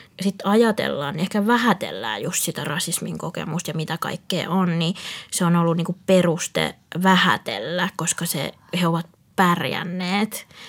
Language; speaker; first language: Finnish; early bilingual, other home language; Vietnamese